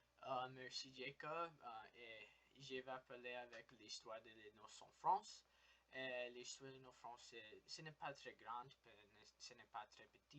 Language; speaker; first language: French; non-native, learner; English